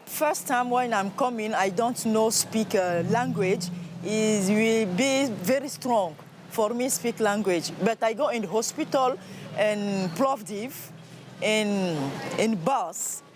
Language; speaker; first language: English; non-native, learner; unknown